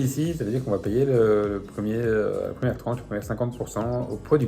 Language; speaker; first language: French; native; French